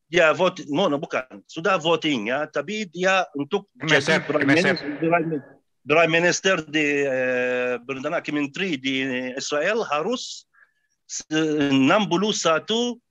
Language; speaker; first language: Indonesian; non-native, fluent; Arabic